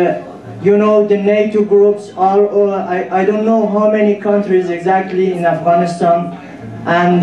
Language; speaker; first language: English; non-native, learner; Pashto